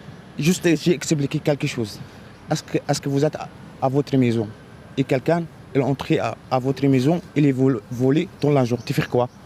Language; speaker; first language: French; non-native, learner; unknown